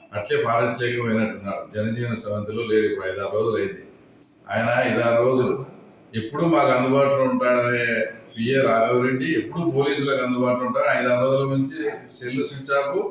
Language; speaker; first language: Telugu; native; Telugu